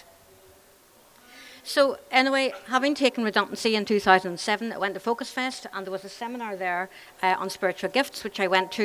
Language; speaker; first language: English; native; English